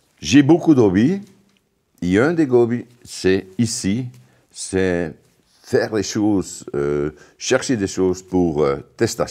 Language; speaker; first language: French; non-native, local second language; Dutch